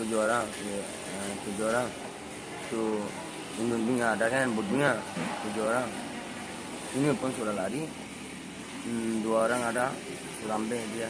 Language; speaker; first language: Indonesian; non-native, learner; Rohingya